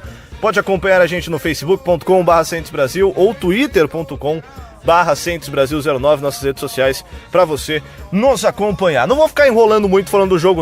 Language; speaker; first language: Portuguese; native; Portuguese